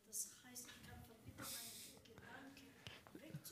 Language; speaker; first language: German; non-native, learner; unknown